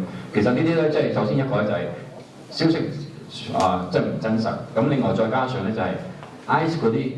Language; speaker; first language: Cantonese; native; Cantonese